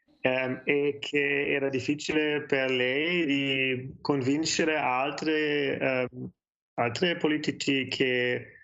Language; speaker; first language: Italian; non-native, learner; German